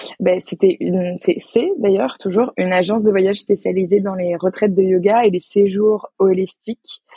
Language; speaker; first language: French; native; French